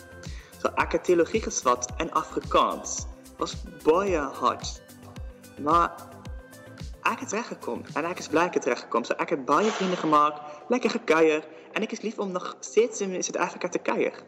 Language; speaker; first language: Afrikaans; non-native, learner; Dutch